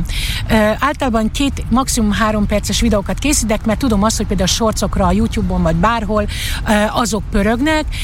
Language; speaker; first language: Hungarian; native; Hungarian